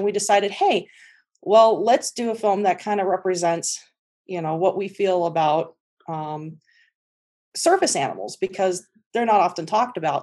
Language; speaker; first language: English; native; English